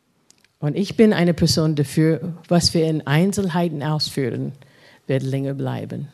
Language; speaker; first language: German; non-native, fluent; English